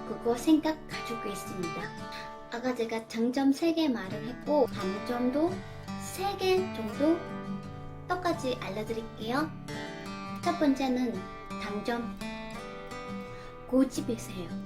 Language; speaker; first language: Korean; non-native, learner; Vietnamese